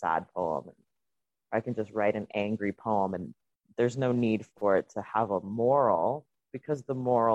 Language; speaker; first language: English; non-native, fluent; Russian